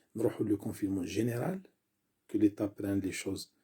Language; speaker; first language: French; non-native, local second language; Arabic